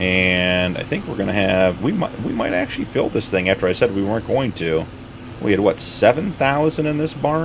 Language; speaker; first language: English; native; English